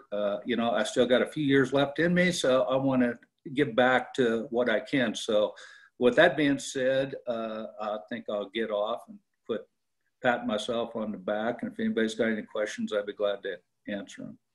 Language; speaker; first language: English; native; English